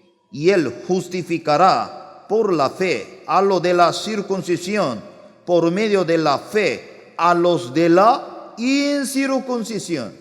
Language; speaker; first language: Spanish; non-native, learner; Korean